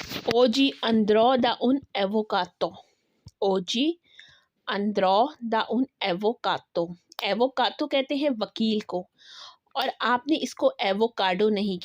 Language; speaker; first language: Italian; non-native, learner; Urdu